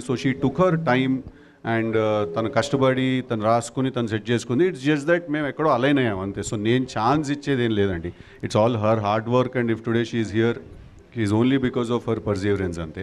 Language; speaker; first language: Telugu; native; Telugu